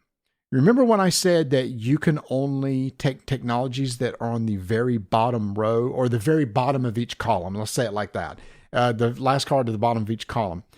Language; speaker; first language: English; native; English